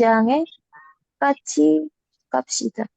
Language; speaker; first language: Korean; non-native, learner; Indonesian